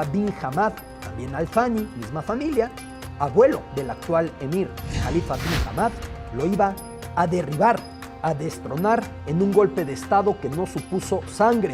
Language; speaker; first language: Spanish; native; Spanish